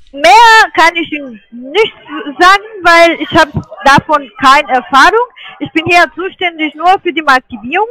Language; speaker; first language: German; non-native, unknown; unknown